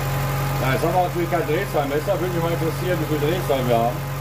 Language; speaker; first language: German; native; German